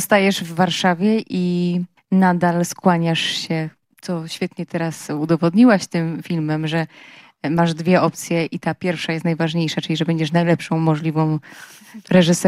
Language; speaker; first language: Polish; native; Polish